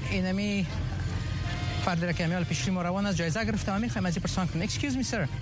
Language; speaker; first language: Persian; native; Persian